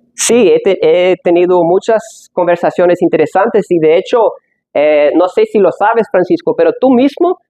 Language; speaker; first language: Spanish; non-native, fluent; English